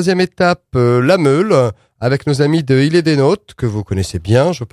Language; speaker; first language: French; native; French